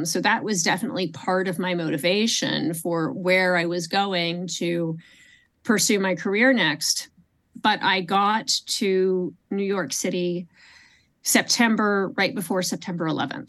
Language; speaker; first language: English; native; English